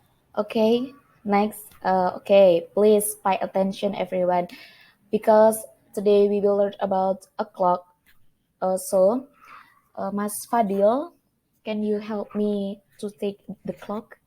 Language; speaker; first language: English; non-native, learner; Indonesian